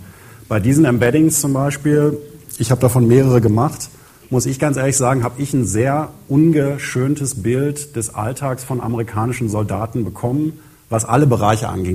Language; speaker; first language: German; native; German